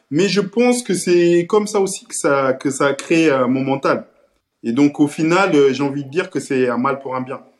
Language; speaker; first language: French; early bilingual, other home language; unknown